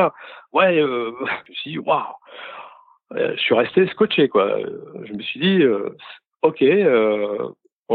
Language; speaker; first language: French; native; French